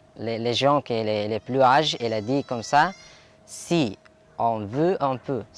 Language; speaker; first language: French; non-native, learner; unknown